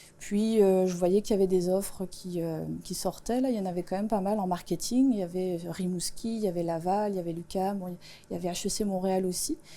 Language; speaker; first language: French; non-native, local second language; Swiss German